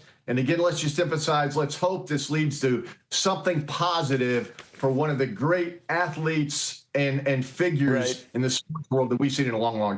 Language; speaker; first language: English; native; English